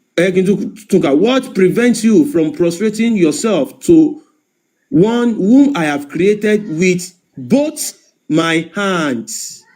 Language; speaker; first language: English; non-native, local second language; Yoruba